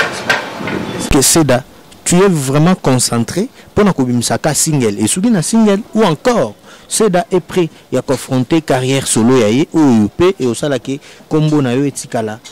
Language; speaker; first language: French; non-native, local second language; Lingala